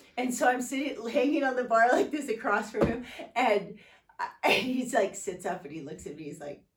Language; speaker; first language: English; native; English